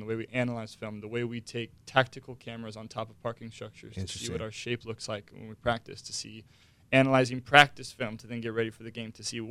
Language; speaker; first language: English; native; English